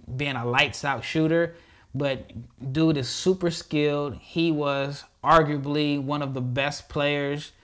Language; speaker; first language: English; native; English